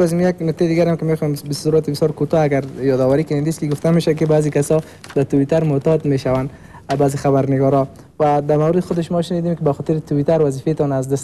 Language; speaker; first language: Persian; native; Persian